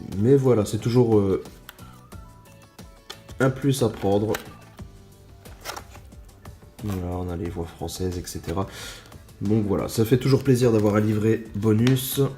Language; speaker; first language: French; native; French